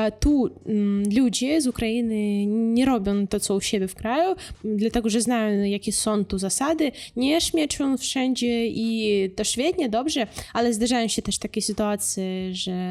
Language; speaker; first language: Polish; non-native, fluent; Russian